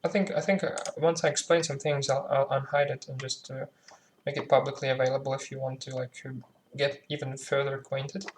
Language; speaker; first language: English; non-native, fluent; Ukrainian